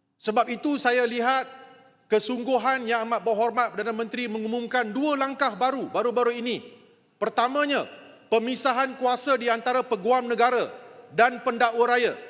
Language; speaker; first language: Malay; non-native, local second language; Tamil